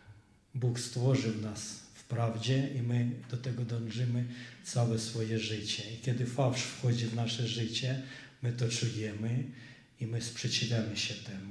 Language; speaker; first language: Polish; non-native, fluent; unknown